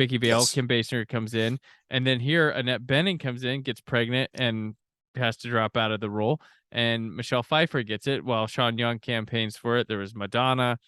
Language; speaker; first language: English; native; English